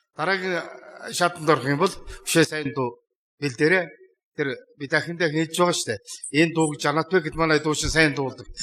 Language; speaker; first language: Mongolian; non-native, local second language; Kazakh